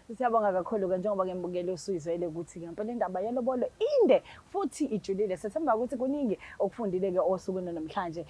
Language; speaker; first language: Zulu; native; Zulu